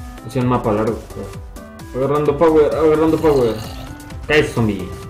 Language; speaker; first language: Spanish; native; Spanish